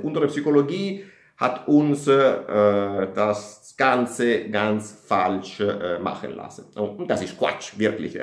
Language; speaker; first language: German; non-native, fluent; Italian